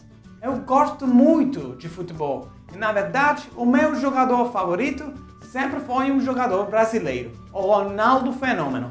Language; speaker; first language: Portuguese; non-native, fluent; Italian